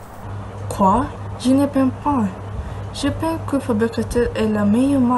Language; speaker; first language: French; non-native, learner; Malay